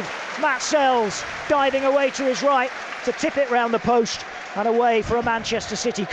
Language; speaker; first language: English; native; English